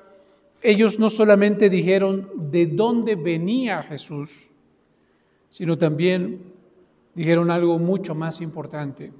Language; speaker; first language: Spanish; native; Spanish